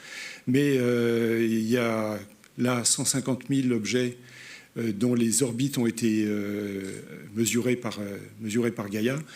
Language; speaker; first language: French; native; French